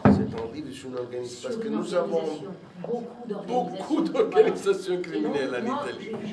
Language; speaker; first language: French; non-native, fluent; Italian